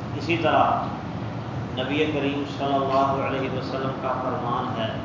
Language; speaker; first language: Urdu; non-native, local second language; Punjabi